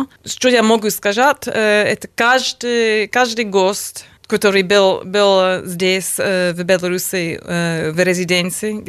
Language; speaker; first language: Russian; non-native, learner; English